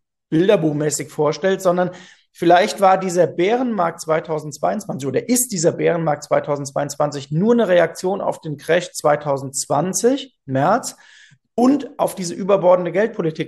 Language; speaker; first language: German; native; German